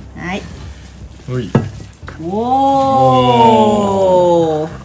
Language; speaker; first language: Japanese; non-native, learner; Thai